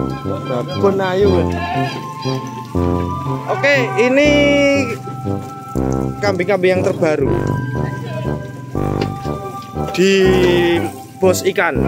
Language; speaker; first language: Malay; non-native, local second language; Javanese